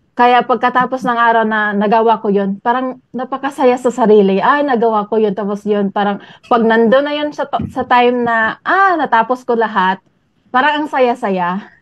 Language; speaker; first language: Filipino; non-native, local second language; Cebuano